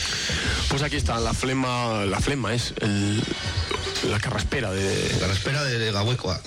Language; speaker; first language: Spanish; native; Spanish